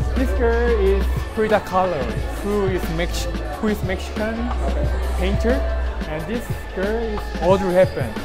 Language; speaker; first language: English; non-native, learner; Korean